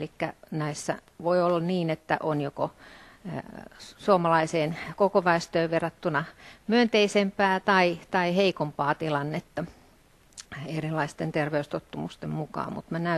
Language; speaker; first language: Finnish; native; Finnish